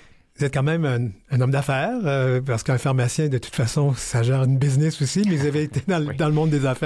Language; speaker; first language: French; native; French